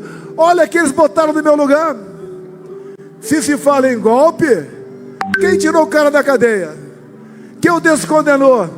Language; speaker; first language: Portuguese; native; Portuguese